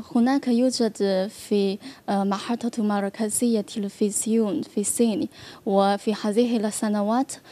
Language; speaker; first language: Arabic; non-native, learner; Chinese